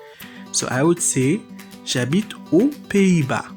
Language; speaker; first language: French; non-native, fluent; English